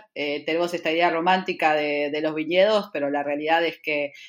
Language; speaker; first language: Spanish; native; Spanish